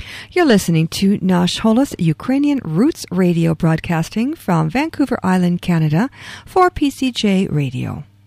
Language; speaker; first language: English; early bilingual, other home language; Ukrainian